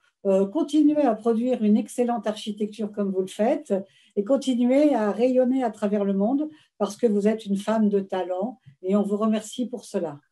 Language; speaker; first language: French; native; French